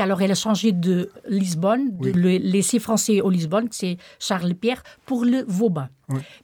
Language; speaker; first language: French; non-native, fluent; Portuguese